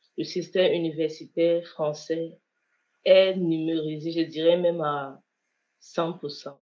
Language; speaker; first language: French; non-native, local second language; Kinyarwanda